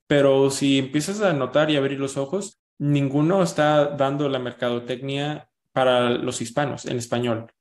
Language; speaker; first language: Spanish; early bilingual, heritage; Spanish